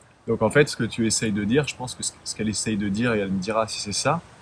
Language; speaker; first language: French; native; French